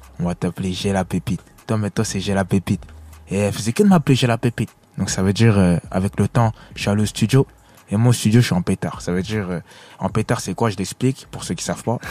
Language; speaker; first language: French; early bilingual, other home language; Lingala